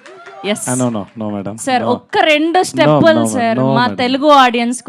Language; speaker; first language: Telugu; native; Telugu